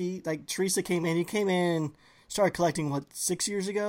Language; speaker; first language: English; native; English